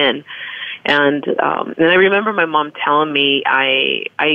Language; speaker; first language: English; early bilingual, other home language; Spanish